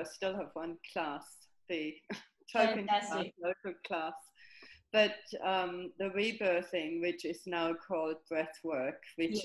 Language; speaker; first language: English; non-native, fluent; German